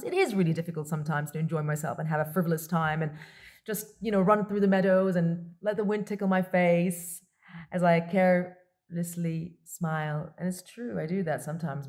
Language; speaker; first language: English; non-native, local second language; Arabic